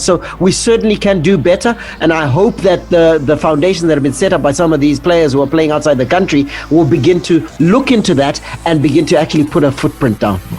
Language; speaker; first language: English; native; English